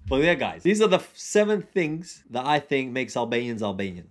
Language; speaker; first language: English; early bilingual, other home language; Albanian